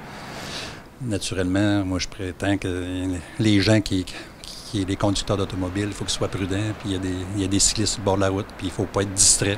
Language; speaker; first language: French; native; French